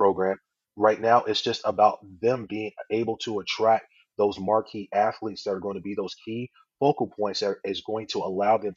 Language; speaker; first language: English; native; English